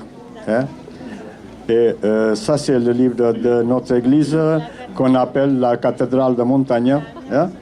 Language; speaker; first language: French; non-native, learner; Catalan